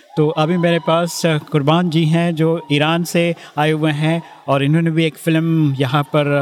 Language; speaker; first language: Hindi; native; Hindi